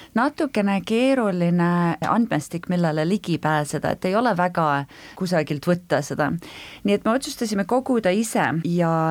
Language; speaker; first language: Estonian; early bilingual, heritage; Estonian